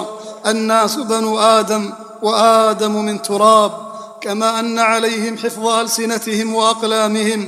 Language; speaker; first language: Arabic; native; Arabic